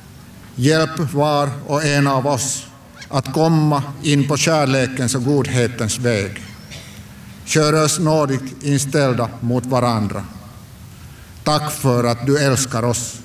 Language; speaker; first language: Swedish; non-native, local second language; Finnish